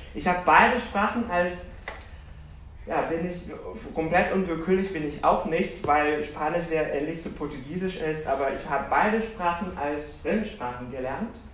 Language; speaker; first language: German; non-native, fluent; Portuguese